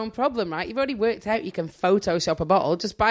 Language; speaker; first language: English; native; English